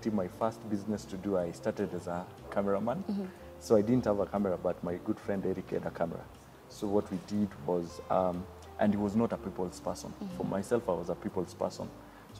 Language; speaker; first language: English; non-native, local second language; Kamba